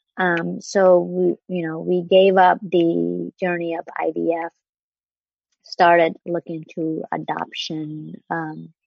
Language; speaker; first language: English; non-native, fluent; Vietnamese